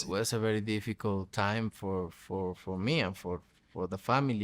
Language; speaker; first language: English; non-native, fluent; Spanish